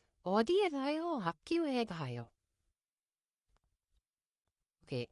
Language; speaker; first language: Korean; non-native, fluent; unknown